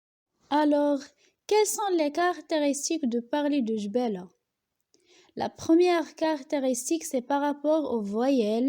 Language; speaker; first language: French; non-native, local second language; Arabic